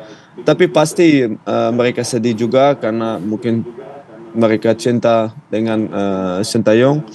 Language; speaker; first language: Indonesian; non-native, fluent; Dutch